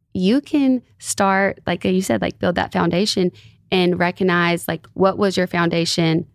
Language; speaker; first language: English; native; English